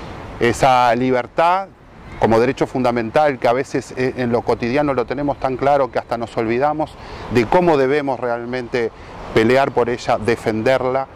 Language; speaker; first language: Spanish; native; Spanish